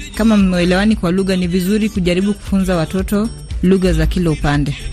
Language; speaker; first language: Swahili; non-native, local second language; Luo (Kenya and Tanzania)